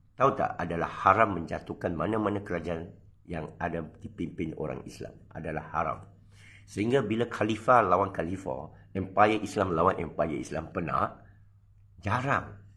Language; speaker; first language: Malay; non-native, local second language; Chinese